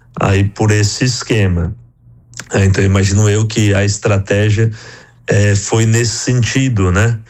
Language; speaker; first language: Portuguese; native; Portuguese